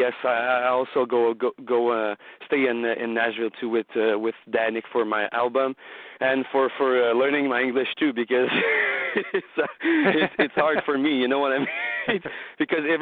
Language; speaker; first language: English; non-native, learner; French